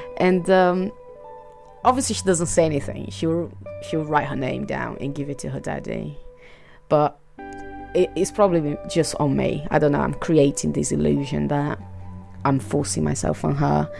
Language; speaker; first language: English; non-native, fluent; Portuguese